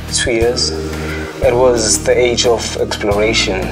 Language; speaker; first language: English; non-native, local second language; Zulu